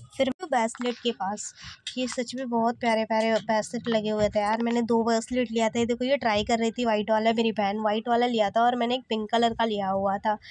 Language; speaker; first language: Hindi; native; Hindi